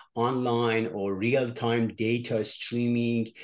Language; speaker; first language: English; non-native, fluent; Persian